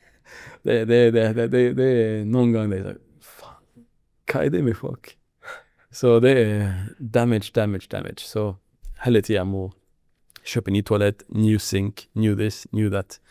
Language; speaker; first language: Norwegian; non-native, learner; Arabic